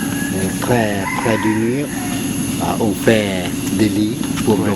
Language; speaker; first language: French; non-native, fluent; Lao